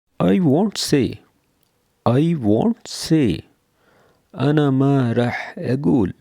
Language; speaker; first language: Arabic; non-native, learner; Urdu